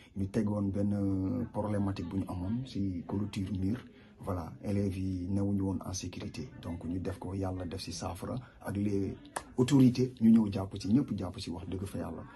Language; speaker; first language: Wolof; non-native, local second language; Jola-Fonyi